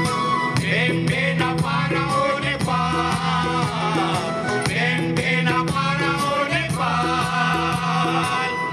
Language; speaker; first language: Spanish; non-native, learner; Nepali